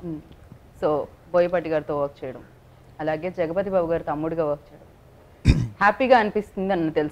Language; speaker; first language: Telugu; native; Telugu